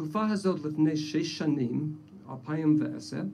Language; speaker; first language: Hebrew; non-native, fluent; English